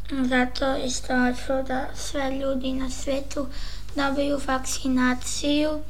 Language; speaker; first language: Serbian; early bilingual, heritage; Serbian